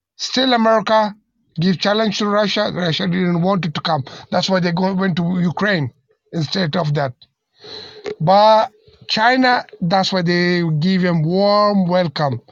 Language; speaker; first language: English; non-native, learner; Persian